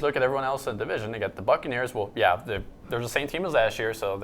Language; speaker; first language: English; native; English